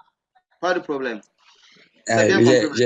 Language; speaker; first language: French; non-native, fluent; Akan